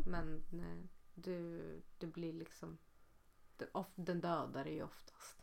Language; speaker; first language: Swedish; native; Swedish